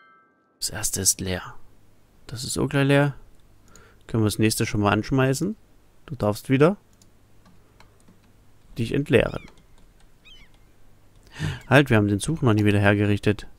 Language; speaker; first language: German; native; German